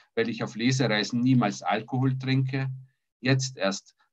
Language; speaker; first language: German; early bilingual, other home language; Russian